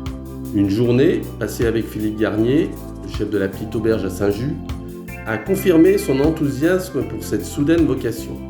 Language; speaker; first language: French; native; French